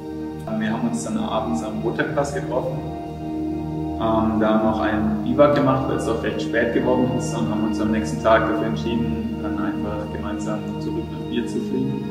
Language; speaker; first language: German; native; German